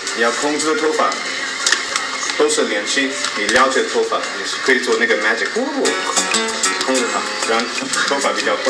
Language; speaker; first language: Chinese; native; Chinese